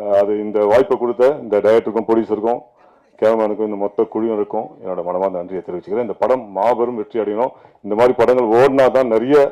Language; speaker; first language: Tamil; native; Tamil